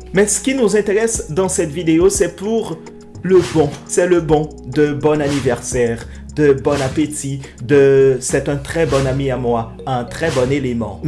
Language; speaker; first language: French; non-native, local second language; Haitian Creole